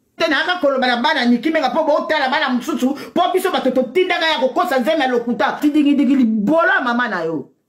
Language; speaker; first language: Lingala; native; Lingala